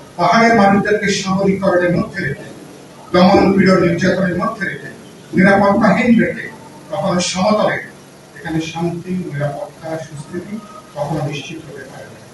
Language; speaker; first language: Bangla; native; Bangla